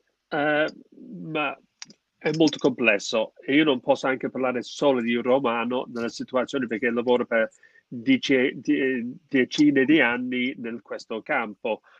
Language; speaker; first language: Italian; non-native, fluent; English